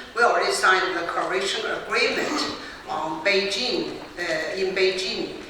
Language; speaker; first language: English; non-native, fluent; Chinese